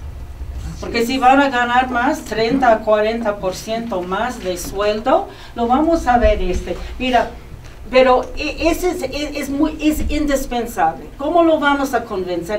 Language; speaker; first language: Spanish; non-native, fluent; English